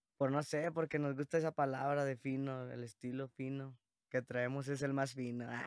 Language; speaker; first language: Spanish; native; Spanish